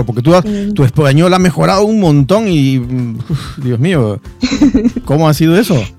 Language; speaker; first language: Spanish; native; Spanish